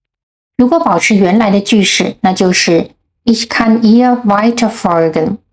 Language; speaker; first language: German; non-native, fluent; Chinese